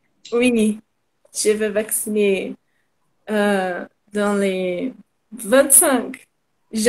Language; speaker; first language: French; non-native, learner; Portuguese